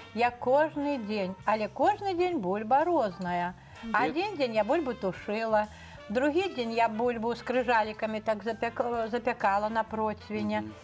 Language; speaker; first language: Belarusian; non-native, local second language; Russian